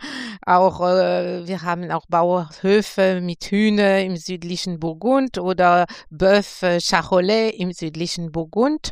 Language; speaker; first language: German; non-native, fluent; French